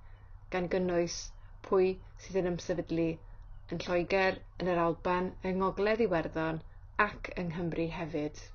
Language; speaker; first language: Welsh; native; Welsh